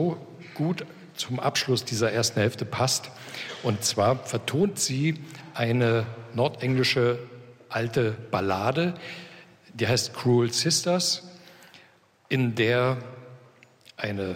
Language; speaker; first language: German; native; German